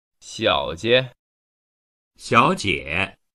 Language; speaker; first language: Chinese; non-native, learner; Urdu